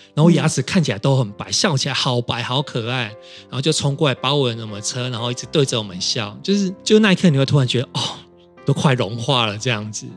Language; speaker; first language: Chinese; native; Chinese